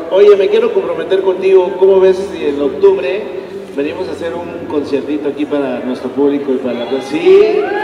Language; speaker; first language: Spanish; native; Spanish